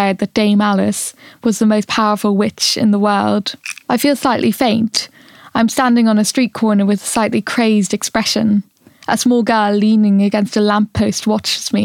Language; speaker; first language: English; native; English